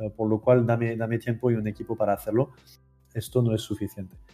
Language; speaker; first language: Spanish; non-native, fluent; French